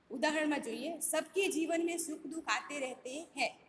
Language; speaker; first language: Hindi; non-native, local second language; Gujarati